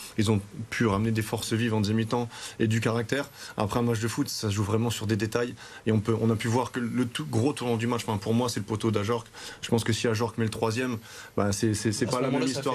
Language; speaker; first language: French; native; French